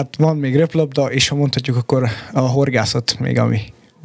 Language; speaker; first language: Hungarian; native; Hungarian